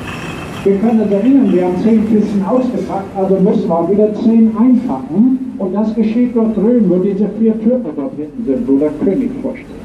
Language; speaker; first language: German; native; German